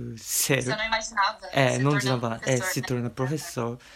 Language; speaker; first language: Portuguese; non-native, learner; Japanese